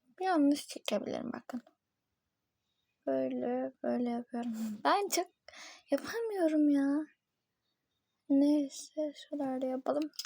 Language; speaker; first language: Turkish; native; Turkish